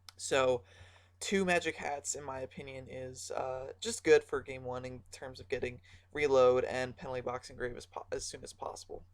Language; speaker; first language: English; native; English